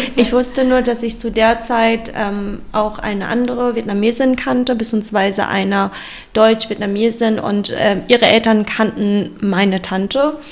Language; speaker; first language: German; early bilingual, other home language; Vietnamese